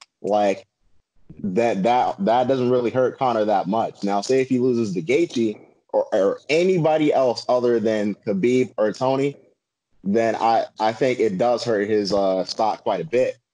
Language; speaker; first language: English; native; English